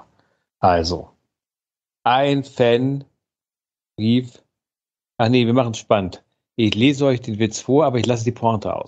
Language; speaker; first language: German; native; German